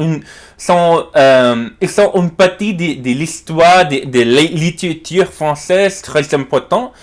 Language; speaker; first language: French; non-native, learner; English